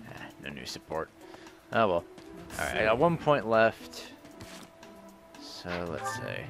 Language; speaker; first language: English; native; English